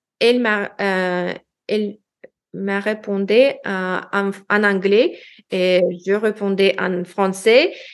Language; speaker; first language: French; non-native, learner; Russian